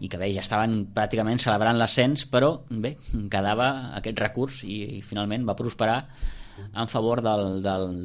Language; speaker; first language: Catalan; native; Catalan